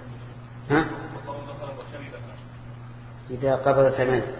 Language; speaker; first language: Arabic; native; Arabic